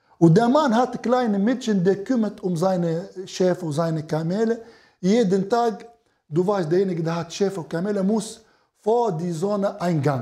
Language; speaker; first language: German; non-native, learner; Arabic